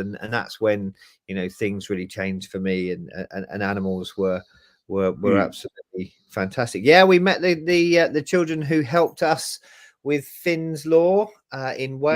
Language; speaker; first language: English; native; English